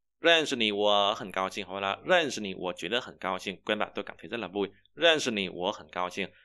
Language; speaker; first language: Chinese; non-native, fluent; Vietnamese